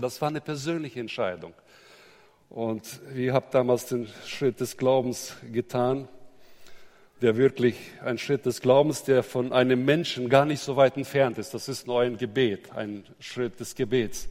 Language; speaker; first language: German; native; German